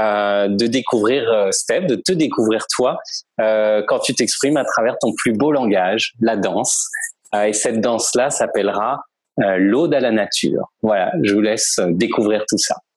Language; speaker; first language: French; native; French